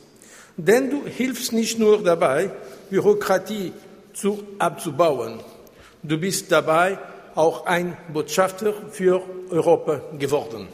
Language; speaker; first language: German; non-native, fluent; Portuguese